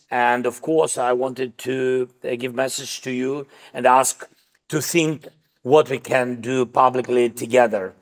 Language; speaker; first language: English; non-native, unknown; Russian